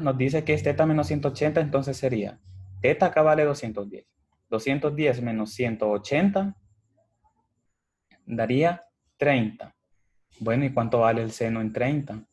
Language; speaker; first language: Spanish; native; Spanish